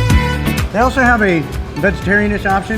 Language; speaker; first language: English; native; English